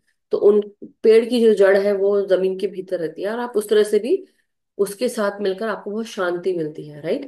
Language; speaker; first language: Hindi; native; Hindi